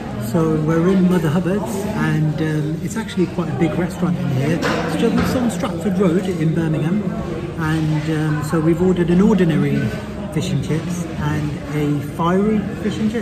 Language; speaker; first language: English; early bilingual, other home language; Hindi